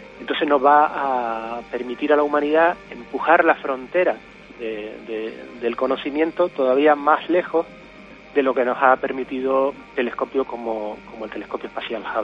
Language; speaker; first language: Spanish; native; Spanish